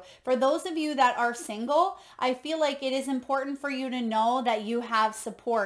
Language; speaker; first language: English; native; English